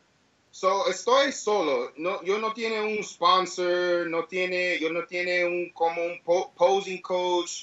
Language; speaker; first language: Spanish; early bilingual, heritage; English